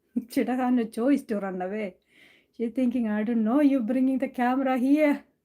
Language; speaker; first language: English; non-native, local second language; Malayalam